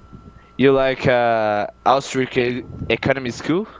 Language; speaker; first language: English; non-native, learner; Portuguese